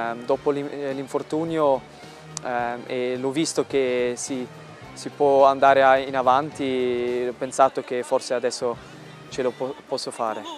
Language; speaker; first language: Italian; non-native, fluent; German